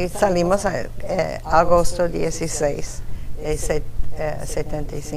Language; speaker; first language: Spanish; non-native, fluent; English